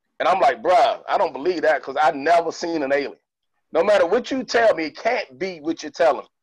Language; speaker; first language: English; native; English